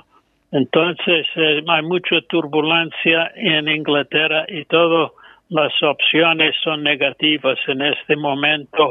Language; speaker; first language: Spanish; non-native, fluent; English